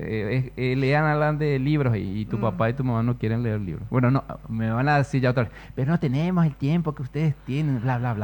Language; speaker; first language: Spanish; native; Spanish